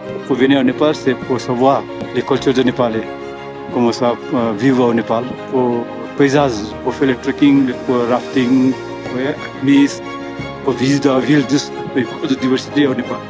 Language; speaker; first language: French; non-native, learner; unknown